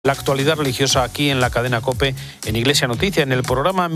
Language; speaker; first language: Spanish; native; Spanish